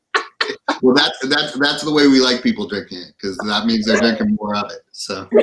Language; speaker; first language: English; native; English